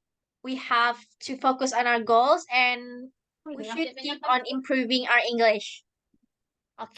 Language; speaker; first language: English; non-native, learner; Indonesian